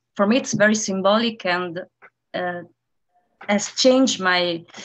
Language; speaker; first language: English; non-native, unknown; Italian